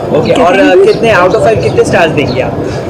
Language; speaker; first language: Hindi; native; Hindi